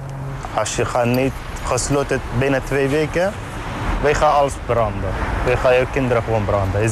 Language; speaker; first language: Dutch; non-native, learner; Arabic